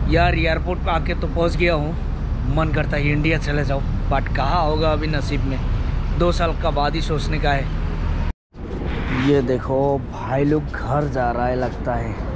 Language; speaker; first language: Hindi; non-native, local second language; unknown